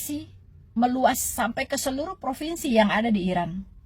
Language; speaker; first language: Indonesian; native; Indonesian